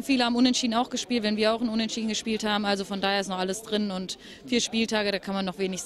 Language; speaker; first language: German; native; German